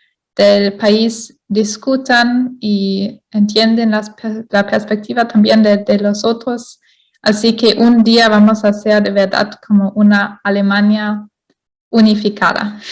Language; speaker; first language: Spanish; non-native, fluent; German